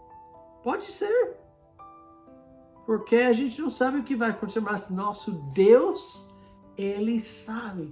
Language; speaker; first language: Portuguese; non-native, fluent; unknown